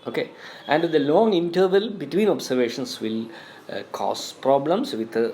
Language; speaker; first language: English; non-native, local second language; Malayalam